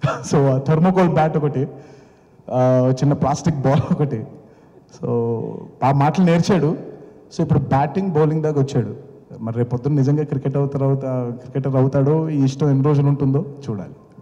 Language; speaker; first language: Telugu; native; Telugu